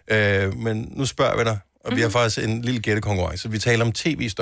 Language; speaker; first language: Danish; native; Danish